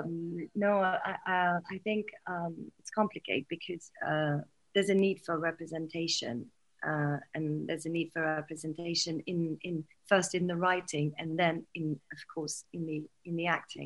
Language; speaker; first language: English; non-native, fluent; French